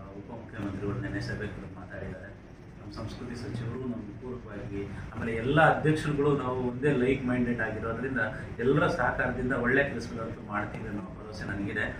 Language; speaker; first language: Kannada; non-native, local second language; Lambadi